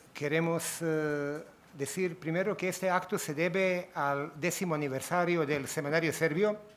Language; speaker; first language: Spanish; native; Spanish